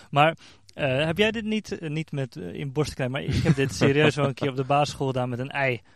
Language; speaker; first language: Dutch; native; Dutch